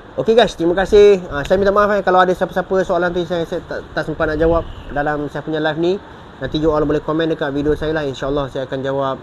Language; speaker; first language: Malay; native; Malay